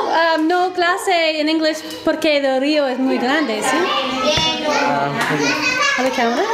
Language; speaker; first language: Spanish; non-native, learner; English